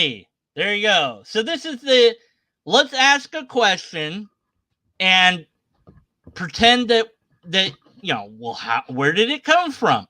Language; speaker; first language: English; native; English